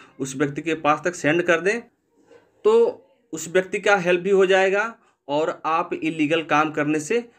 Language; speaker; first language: Hindi; native; Hindi